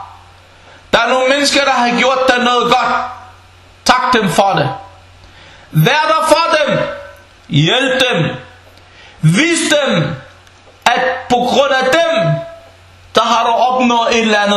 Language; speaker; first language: Danish; non-native, fluent; Arabic